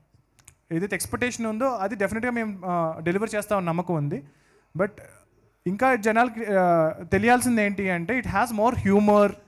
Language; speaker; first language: Telugu; native; Telugu